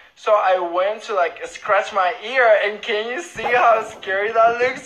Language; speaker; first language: English; non-native, fluent; Spanish